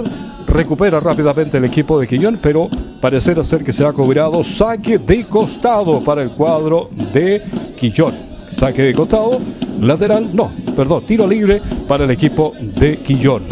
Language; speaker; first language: Spanish; native; Spanish